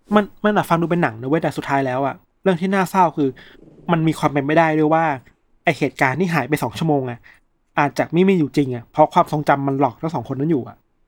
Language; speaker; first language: Thai; native; Thai